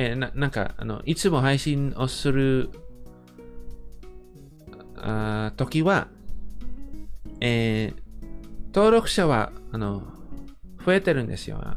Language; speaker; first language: Japanese; non-native, fluent; English